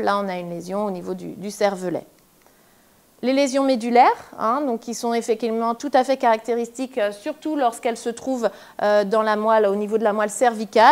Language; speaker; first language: French; native; French